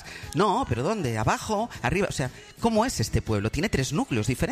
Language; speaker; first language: Spanish; native; Spanish